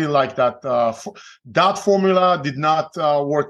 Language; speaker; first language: English; non-native, fluent; Hebrew